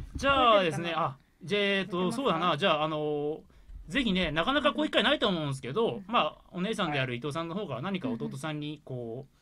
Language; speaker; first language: Japanese; native; Japanese